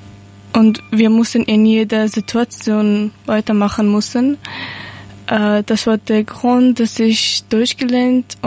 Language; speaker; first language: German; non-native, learner; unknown